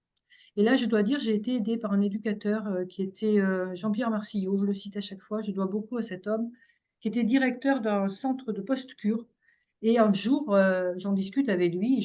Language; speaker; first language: French; native; French